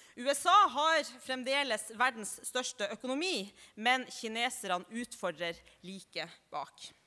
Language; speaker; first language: Norwegian; native; Norwegian